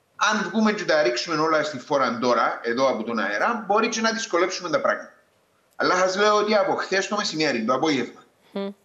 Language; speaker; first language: Greek; native; Greek